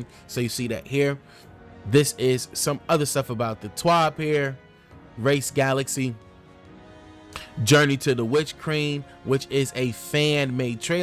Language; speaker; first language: English; native; English